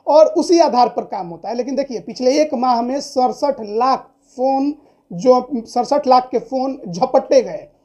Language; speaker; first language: Hindi; native; Hindi